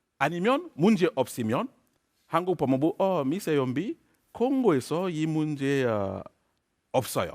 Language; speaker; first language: Korean; non-native, learner; French